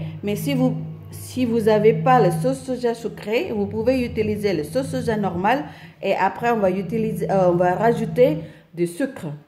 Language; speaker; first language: French; non-native, fluent; Indonesian